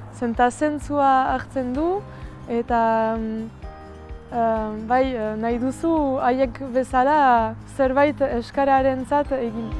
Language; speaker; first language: Basque; non-native, local second language; French